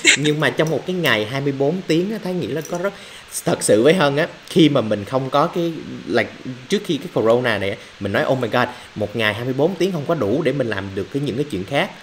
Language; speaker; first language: Vietnamese; early bilingual, other home language; English